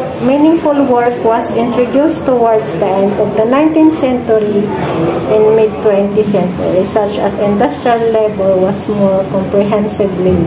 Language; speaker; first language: English; non-native, local second language; Filipino